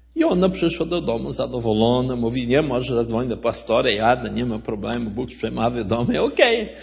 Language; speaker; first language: Polish; non-native, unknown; Portuguese